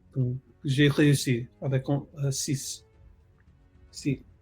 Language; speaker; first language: French; non-native, learner; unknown